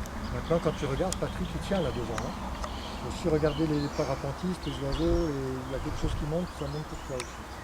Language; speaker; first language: French; native; French